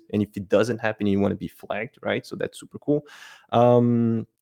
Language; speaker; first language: English; non-native, fluent; Portuguese